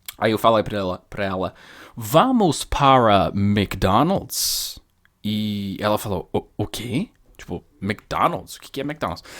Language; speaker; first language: Portuguese; non-native, fluent; English